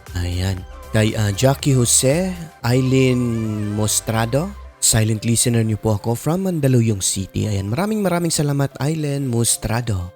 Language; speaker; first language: Filipino; non-native, local second language; Cebuano